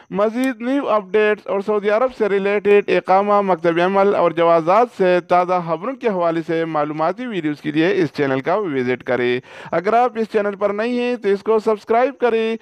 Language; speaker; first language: Urdu; non-native, local second language; Pashto